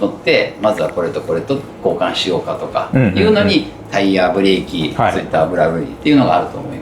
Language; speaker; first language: Japanese; native; Japanese